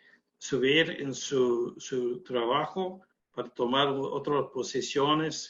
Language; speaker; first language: Spanish; non-native, learner; English